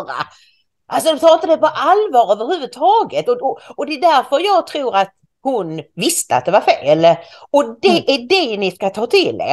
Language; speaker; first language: Swedish; native; Swedish